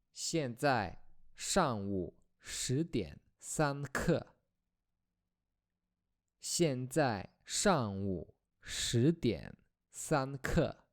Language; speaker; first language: Chinese; non-native, fluent; Polish